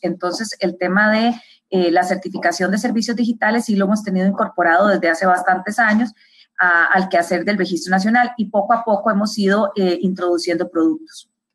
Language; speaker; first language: Spanish; native; Spanish